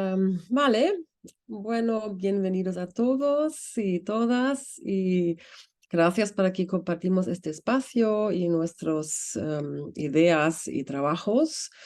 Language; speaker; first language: Spanish; non-native, fluent; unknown